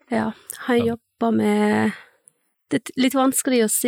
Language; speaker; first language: Norwegian; early bilingual, other home language; Persian